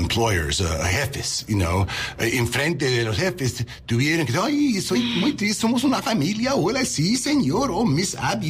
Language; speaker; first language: Spanish; non-native, learner; English